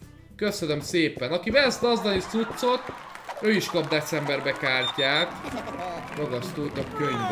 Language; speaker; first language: Hungarian; native; Hungarian